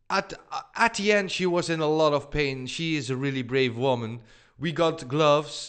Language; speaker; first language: English; non-native, fluent; Dutch